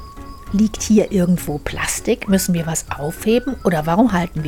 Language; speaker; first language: German; native; German